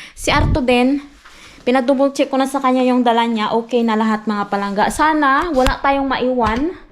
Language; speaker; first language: Filipino; non-native, local second language; Cebuano